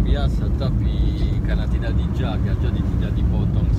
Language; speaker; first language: Indonesian; early bilingual, heritage; Indonesian